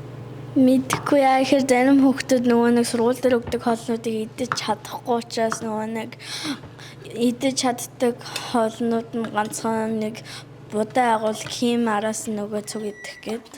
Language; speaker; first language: Mongolian; early bilingual, heritage; Mongolian